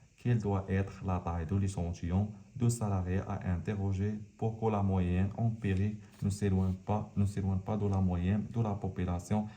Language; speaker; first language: French; non-native, local second language; Arabic